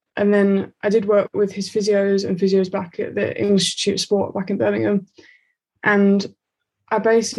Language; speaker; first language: English; native; English